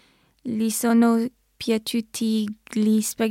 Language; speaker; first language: Italian; non-native, learner; English